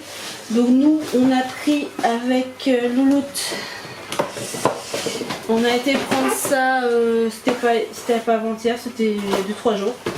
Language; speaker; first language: French; native; French